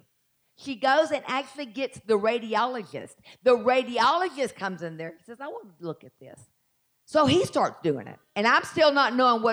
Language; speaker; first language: English; native; English